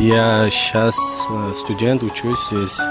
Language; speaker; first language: Russian; non-native, local second language; Tajik